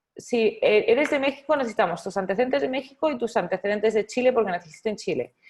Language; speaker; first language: Spanish; native; Spanish